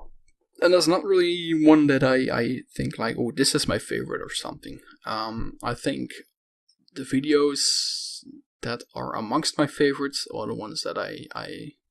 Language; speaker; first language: English; non-native, fluent; Dutch